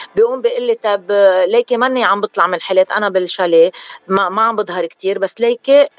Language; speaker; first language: Arabic; non-native, local second language; Armenian